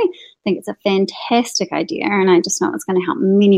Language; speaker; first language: English; native; English